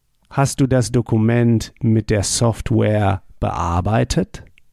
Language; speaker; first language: German; native; German